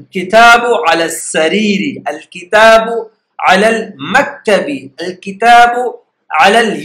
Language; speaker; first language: Arabic; non-native, fluent; Urdu